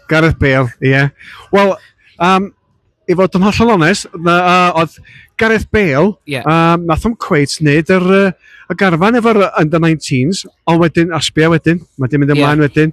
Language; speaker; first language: Welsh; native; Welsh